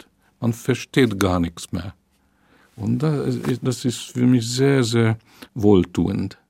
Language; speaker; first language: German; non-native, fluent; Hungarian